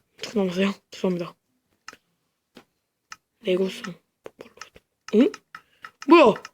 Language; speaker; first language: Korean; native; Korean